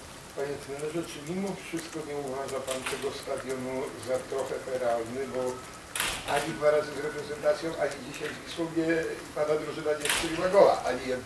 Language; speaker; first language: Polish; native; Polish